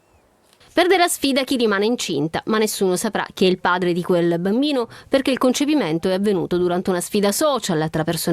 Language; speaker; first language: Italian; native; Italian